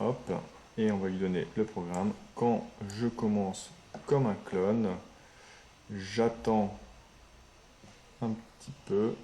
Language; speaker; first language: French; native; French